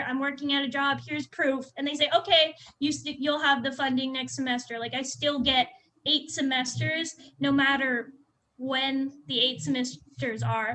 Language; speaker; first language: English; native; English